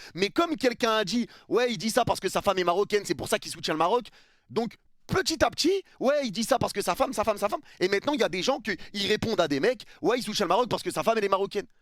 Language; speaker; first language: French; early bilingual, other home language; Arabic